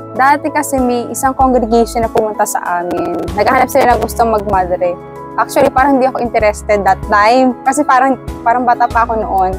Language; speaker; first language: Filipino; native; Filipino